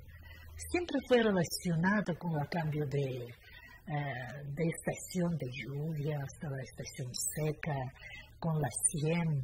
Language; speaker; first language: Spanish; non-native, fluent; Russian